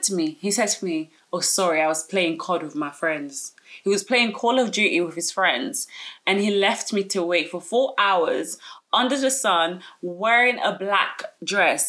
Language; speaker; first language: English; native; English